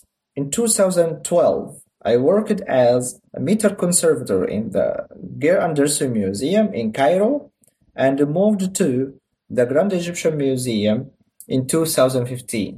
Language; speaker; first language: English; non-native, learner; Arabic